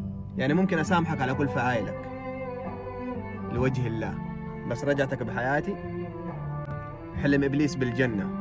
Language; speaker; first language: Arabic; native; Arabic